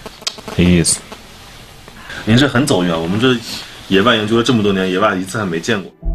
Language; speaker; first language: Chinese; native; Chinese